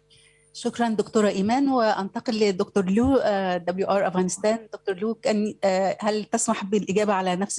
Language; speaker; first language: Arabic; native; Arabic